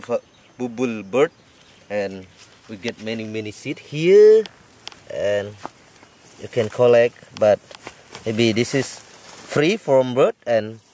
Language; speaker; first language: English; non-native, learner; Indonesian